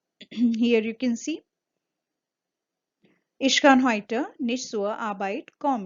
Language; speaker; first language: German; non-native, fluent; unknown